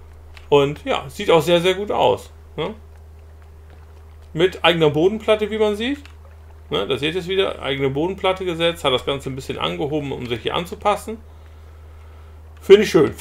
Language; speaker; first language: German; native; German